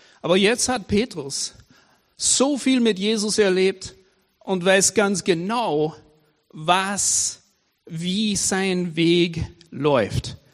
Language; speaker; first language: German; non-native, fluent; English